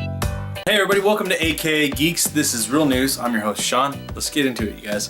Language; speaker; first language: English; native; English